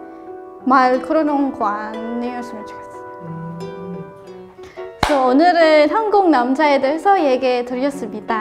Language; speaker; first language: Korean; non-native, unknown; Filipino